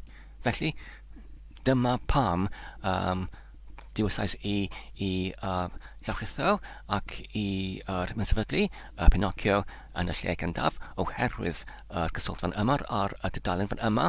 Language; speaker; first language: Welsh; non-native, learner; Polish